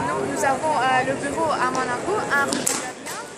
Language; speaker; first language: French; non-native, fluent; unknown